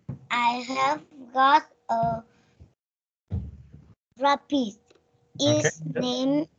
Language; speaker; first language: English; non-native, learner; Vietnamese